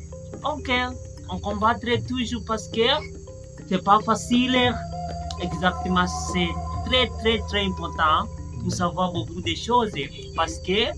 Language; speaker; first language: French; non-native, learner; Swahili